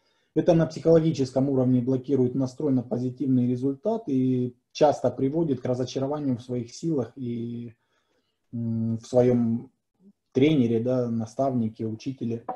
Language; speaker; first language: Russian; native; Russian